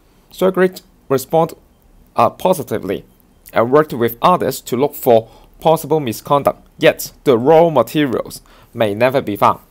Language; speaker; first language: English; non-native, local second language; Cantonese